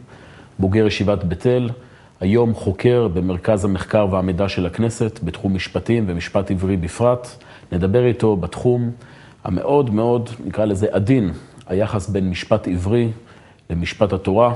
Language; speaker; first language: Hebrew; native; Hebrew